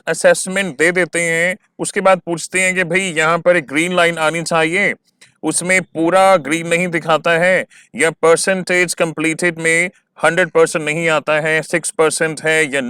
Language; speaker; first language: Hindi; native; Hindi